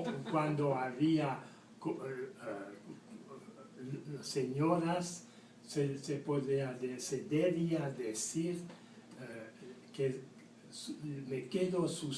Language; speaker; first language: Spanish; non-native, fluent; French